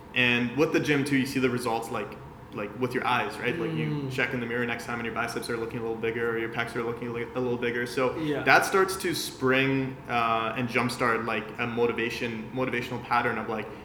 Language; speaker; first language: English; early bilingual, other home language; Persian